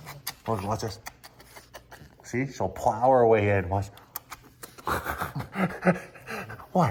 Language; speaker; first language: English; native; English